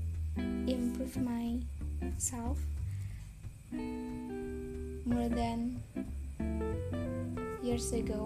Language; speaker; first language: English; non-native, learner; Indonesian